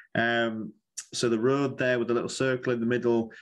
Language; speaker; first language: English; native; English